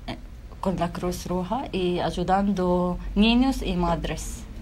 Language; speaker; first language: Spanish; non-native, fluent; Arabic